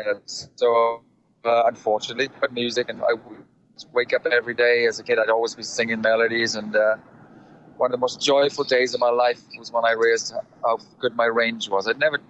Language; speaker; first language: English; native; English